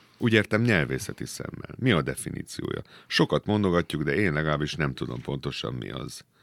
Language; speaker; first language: Hungarian; native; Hungarian